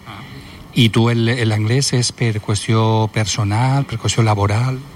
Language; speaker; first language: Catalan; native; Catalan